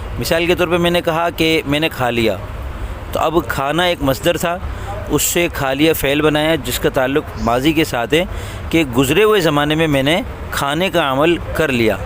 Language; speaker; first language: Urdu; native; Urdu